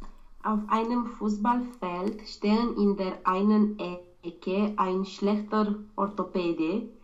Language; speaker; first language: German; non-native, learner; Romanian